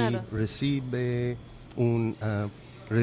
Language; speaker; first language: Spanish; non-native, learner; English